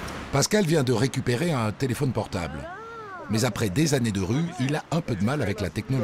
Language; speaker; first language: French; native; French